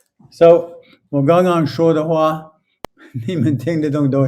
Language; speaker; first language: Chinese; non-native, fluent; English